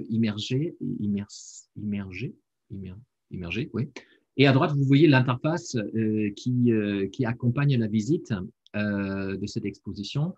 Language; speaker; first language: French; non-native, fluent; German